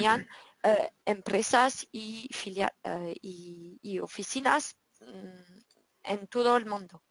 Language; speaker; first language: Spanish; non-native, fluent; French